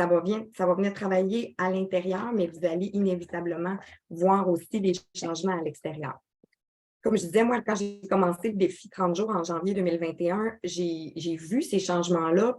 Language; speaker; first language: French; native; French